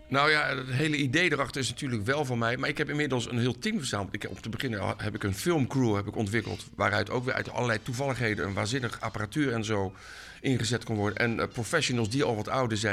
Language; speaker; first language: Dutch; native; Dutch